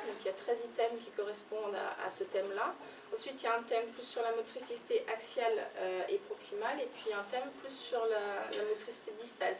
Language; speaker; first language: French; native; French